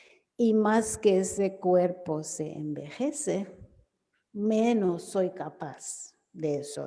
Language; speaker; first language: Spanish; non-native, fluent; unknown